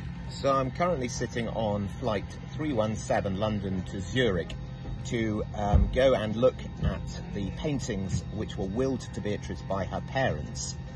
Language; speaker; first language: English; native; English